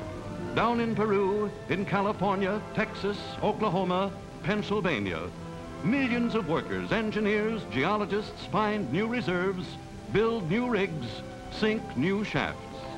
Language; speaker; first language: English; native; English